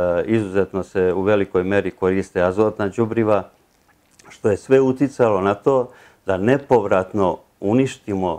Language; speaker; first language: Serbian; native; Serbian